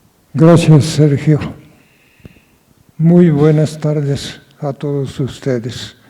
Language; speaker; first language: Spanish; non-native, fluent; Japanese